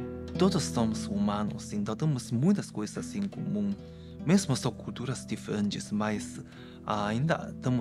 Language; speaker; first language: Portuguese; non-native, fluent; Chinese